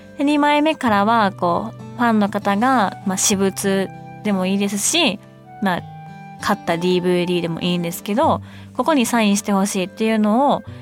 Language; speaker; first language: Japanese; native; Japanese